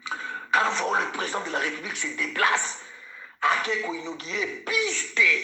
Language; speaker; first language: French; non-native, local second language; Lingala